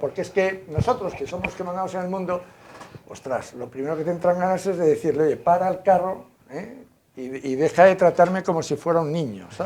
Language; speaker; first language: Spanish; native; Spanish